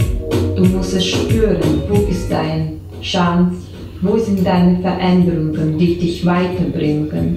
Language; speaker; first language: German; non-native, learner; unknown